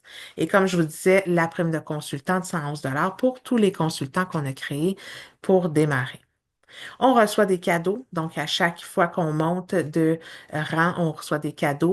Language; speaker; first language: French; native; French